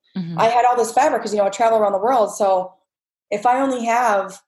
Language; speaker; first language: English; native; English